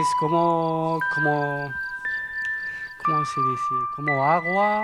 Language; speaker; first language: Spanish; non-native, learner; Arabic